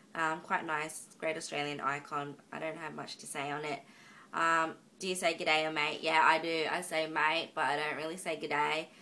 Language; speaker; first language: English; native; English